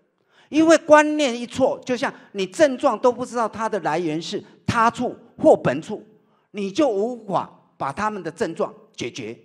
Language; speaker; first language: Chinese; native; Chinese